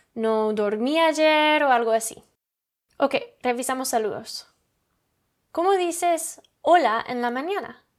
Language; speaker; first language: Spanish; non-native, fluent; English